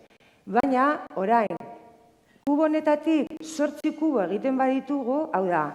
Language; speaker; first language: Basque; native; Basque